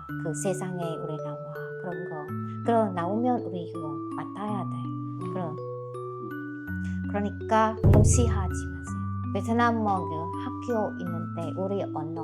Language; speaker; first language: Korean; non-native, learner; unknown